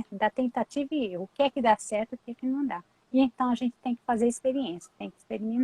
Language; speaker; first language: Portuguese; native; Portuguese